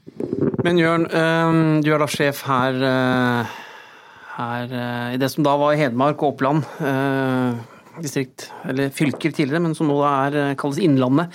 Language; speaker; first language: Norwegian; native; Norwegian